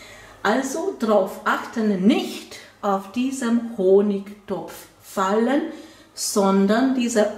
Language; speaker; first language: German; non-native, fluent; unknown